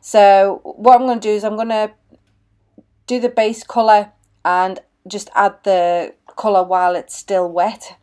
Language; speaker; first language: English; native; English